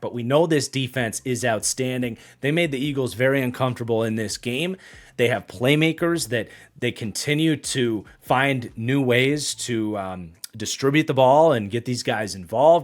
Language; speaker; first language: English; native; English